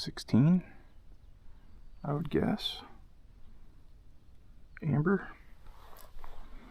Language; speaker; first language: English; native; English